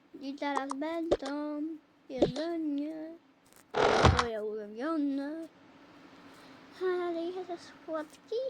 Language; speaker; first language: Polish; early bilingual, heritage; Polish